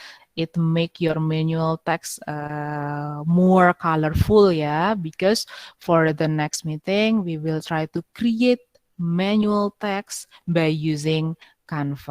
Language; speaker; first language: English; non-native, fluent; Indonesian